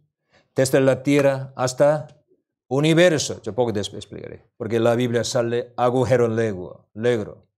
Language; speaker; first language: Spanish; non-native, learner; Korean